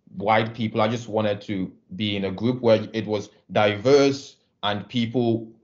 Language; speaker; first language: English; non-native, local second language; Igbo